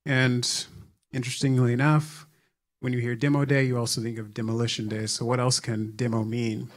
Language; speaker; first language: English; native; English